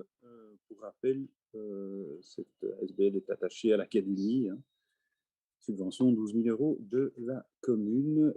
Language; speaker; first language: French; native; French